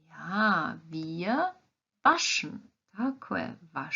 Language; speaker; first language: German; non-native, fluent; Croatian